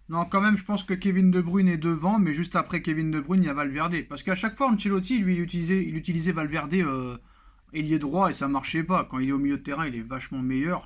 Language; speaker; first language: French; native; French